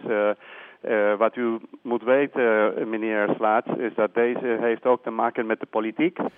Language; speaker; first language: Dutch; non-native, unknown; Spanish